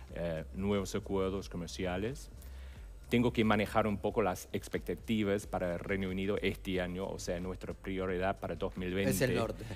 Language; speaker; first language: Spanish; non-native, fluent; English